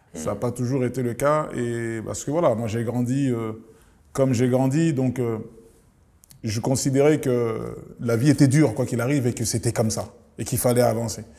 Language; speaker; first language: French; early bilingual, other home language; Lingala